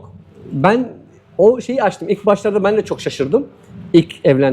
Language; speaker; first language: Turkish; native; Turkish